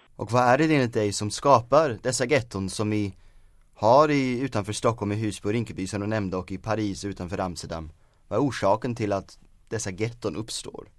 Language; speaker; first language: Swedish; native; Swedish